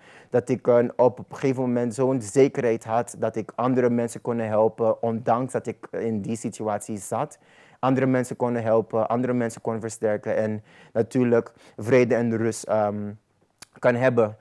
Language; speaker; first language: Dutch; non-native, local second language; Papiamento